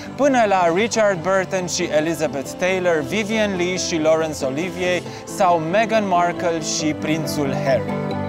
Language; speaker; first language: Romanian; native; Romanian